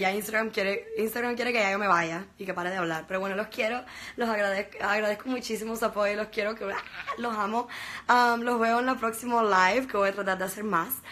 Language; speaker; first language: Spanish; early bilingual, heritage; Spanish